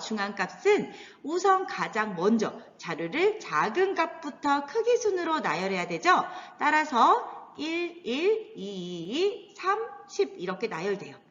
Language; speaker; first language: Korean; native; Korean